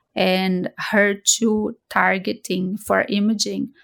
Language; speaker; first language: English; non-native, fluent; Portuguese